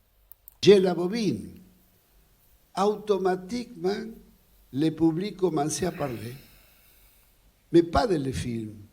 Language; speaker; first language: French; non-native, fluent; Spanish